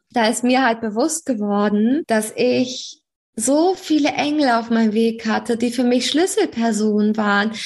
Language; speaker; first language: German; native; German